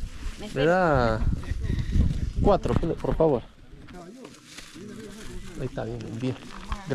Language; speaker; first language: Spanish; early bilingual, heritage; English